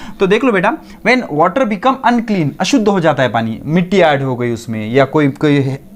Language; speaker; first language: Hindi; non-native, local second language; Marathi